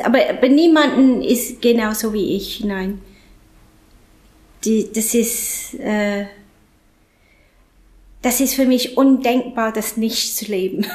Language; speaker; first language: German; non-native, fluent; English